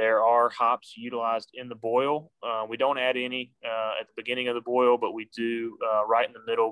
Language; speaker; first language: English; native; English